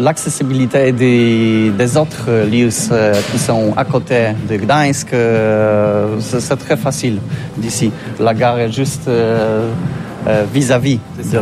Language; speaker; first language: French; non-native, learner; Polish